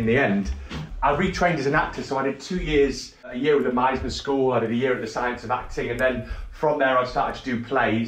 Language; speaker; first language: English; native; English